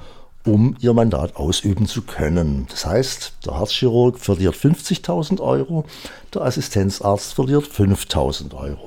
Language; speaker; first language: German; native; German